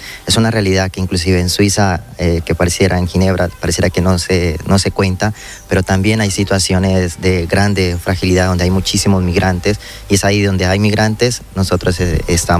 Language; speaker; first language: Spanish; native; Spanish